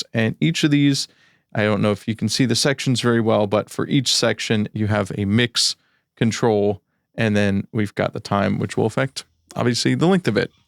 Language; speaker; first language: English; native; English